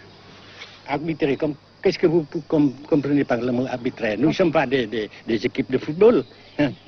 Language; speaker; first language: French; non-native, local second language; Vietnamese